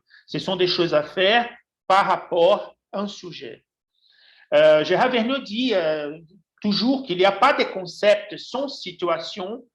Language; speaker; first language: French; non-native, fluent; Portuguese